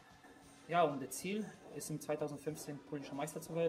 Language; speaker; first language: German; non-native, fluent; Polish